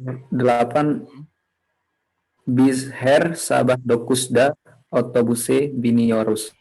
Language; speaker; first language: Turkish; non-native, learner; Indonesian